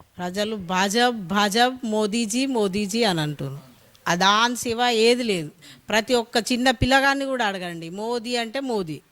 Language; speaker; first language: Telugu; native; Telugu